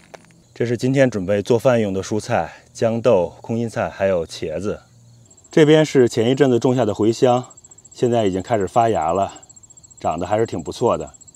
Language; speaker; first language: Chinese; native; Chinese